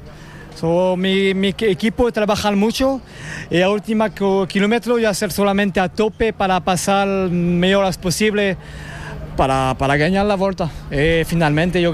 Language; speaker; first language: Spanish; non-native, learner; French